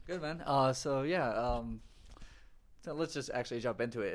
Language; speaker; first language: English; native; English